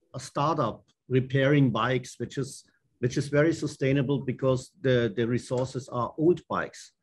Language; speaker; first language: English; non-native, fluent; German